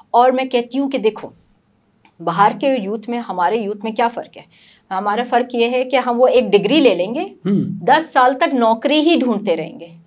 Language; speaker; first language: Urdu; native; Urdu